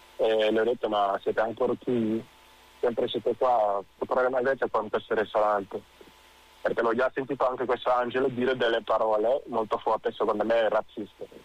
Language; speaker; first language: Italian; non-native, fluent; Wolof